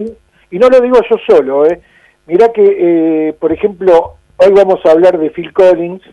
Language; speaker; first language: Spanish; native; Spanish